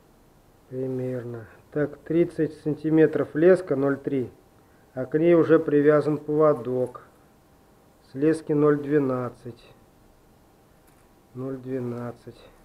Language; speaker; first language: Russian; native; Russian